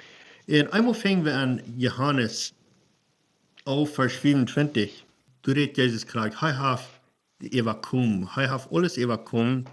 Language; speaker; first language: German; non-native, learner; Plautdietsch